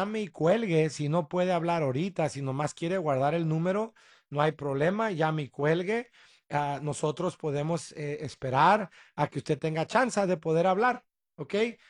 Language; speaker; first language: Spanish; early bilingual, heritage; Spanish